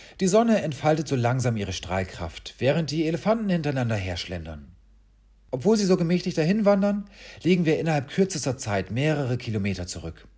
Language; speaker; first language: German; native; German